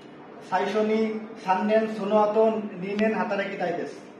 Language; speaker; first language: Japanese; non-native, learner; Bangla